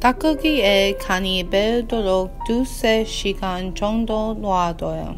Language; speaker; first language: Korean; non-native, learner; English